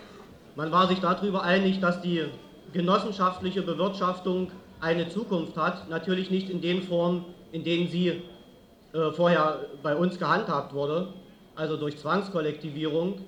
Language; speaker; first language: German; native; German